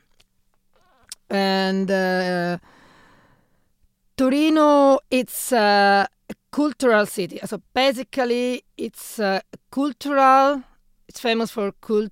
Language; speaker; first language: English; non-native, fluent; Italian